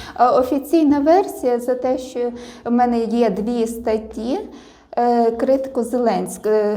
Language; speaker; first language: Ukrainian; non-native, local second language; Russian